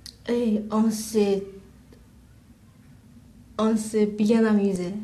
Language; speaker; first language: French; non-native, learner; English